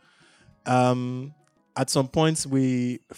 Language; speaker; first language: English; non-native, local second language; Yoruba